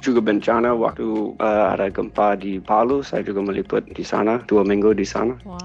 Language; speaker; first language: Indonesian; non-native, fluent; English